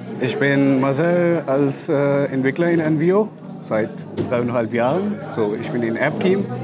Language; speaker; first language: German; non-native, learner; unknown